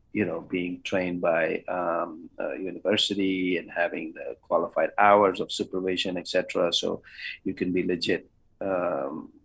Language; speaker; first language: English; non-native, local second language; Kannada